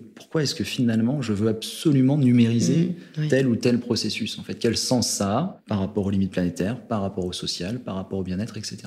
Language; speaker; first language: French; native; French